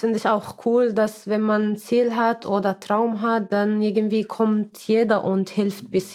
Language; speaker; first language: German; non-native, learner; Arabic